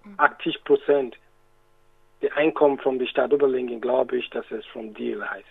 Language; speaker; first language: German; non-native, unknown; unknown